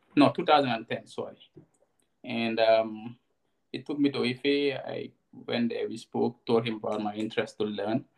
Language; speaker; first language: English; non-native, local second language; Wolof